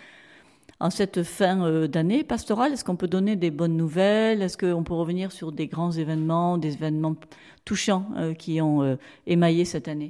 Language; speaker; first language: French; native; French